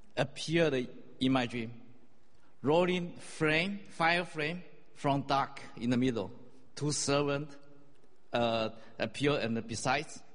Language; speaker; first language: English; non-native, fluent; Chinese